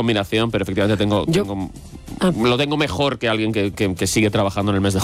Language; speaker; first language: Spanish; native; Spanish